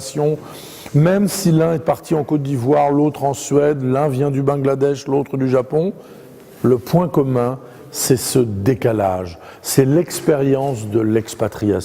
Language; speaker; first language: French; native; French